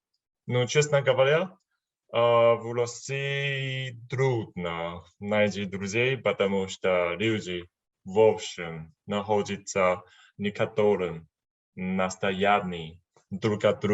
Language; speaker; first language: Russian; non-native, learner; Chinese